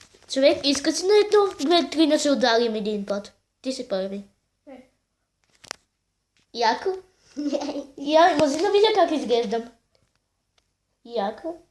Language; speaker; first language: Bulgarian; native; Bulgarian